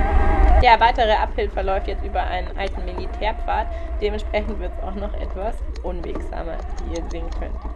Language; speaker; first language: German; native; German